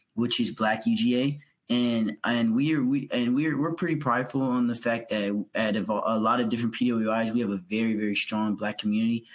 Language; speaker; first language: English; native; English